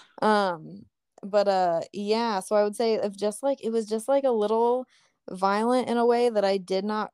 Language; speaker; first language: English; native; English